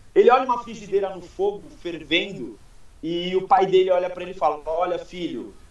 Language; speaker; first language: Portuguese; native; Portuguese